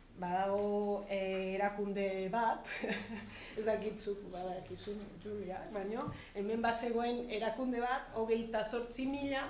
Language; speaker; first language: Basque; non-native, fluent; Catalan